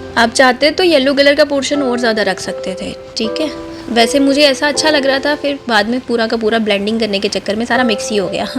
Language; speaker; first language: Hindi; non-native, local second language; Dogri